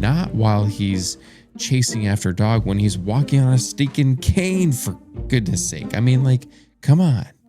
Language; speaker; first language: English; native; English